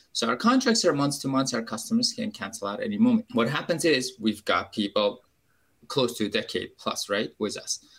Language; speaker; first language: English; non-native, fluent; Uzbek